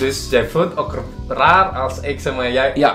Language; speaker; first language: Dutch; non-native, learner; Indonesian